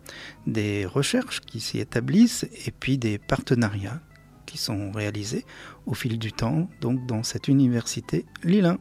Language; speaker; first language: French; native; French